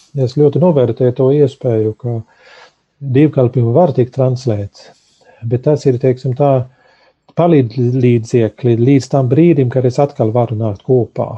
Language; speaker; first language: Latvian; native; Latvian